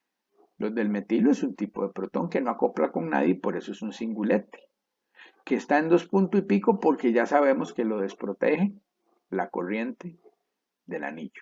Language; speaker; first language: Spanish; native; Spanish